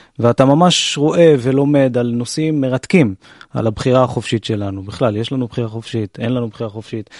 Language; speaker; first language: Hebrew; native; Hebrew